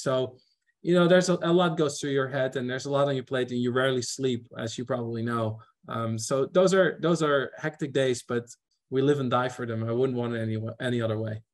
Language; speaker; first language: English; non-native, fluent; Dutch